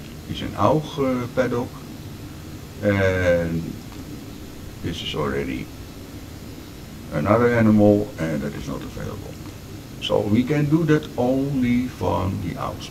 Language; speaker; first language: English; non-native, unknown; Dutch